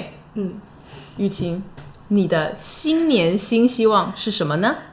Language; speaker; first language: Chinese; non-native, fluent; English